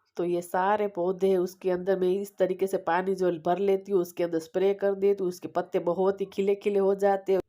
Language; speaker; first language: Hindi; non-native, local second language; Gujarati